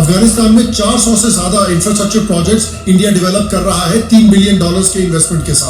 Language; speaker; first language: Hindi; native; Hindi